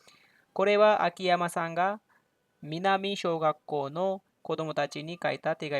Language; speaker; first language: Japanese; non-native, fluent; Hindi